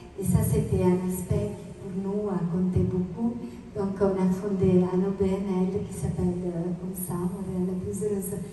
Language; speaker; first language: French; non-native, fluent; Italian